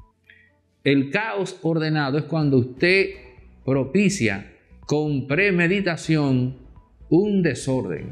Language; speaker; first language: Spanish; native; Spanish